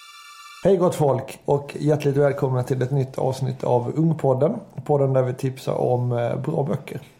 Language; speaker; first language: Swedish; native; Swedish